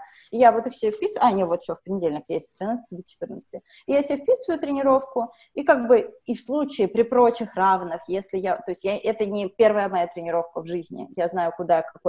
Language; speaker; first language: Russian; native; Russian